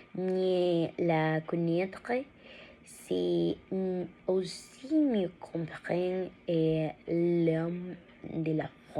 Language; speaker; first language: French; non-native, learner; Spanish